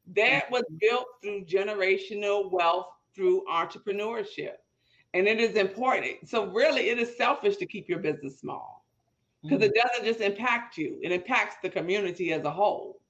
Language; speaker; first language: English; native; English